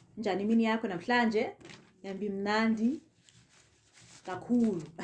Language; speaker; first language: Zulu; non-native, local second language; Xhosa